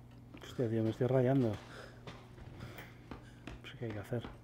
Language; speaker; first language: Spanish; native; Spanish